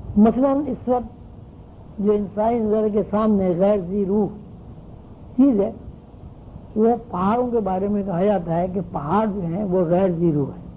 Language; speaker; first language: Urdu; native; Urdu